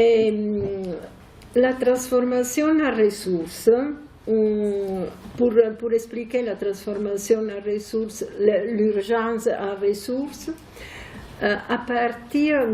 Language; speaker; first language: French; non-native, fluent; Italian